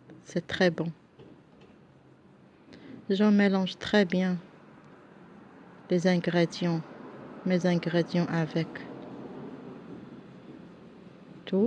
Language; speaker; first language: French; non-native, local second language; Arabic